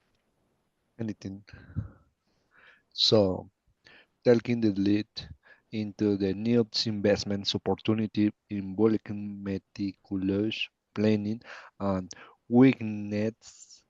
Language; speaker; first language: English; non-native, learner; Spanish